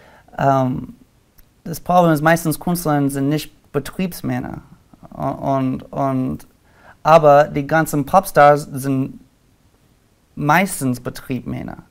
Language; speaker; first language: German; non-native, learner; English